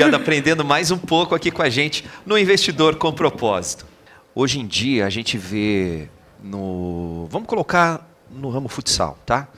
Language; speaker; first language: Portuguese; native; Portuguese